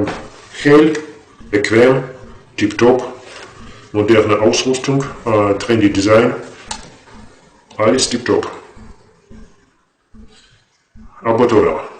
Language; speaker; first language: German; non-native, fluent; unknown